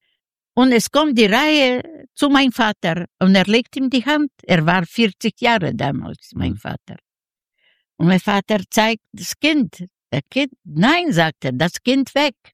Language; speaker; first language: German; non-native, fluent; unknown